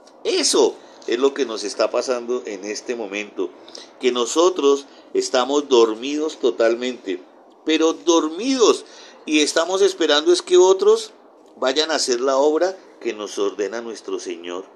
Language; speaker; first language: Spanish; native; Spanish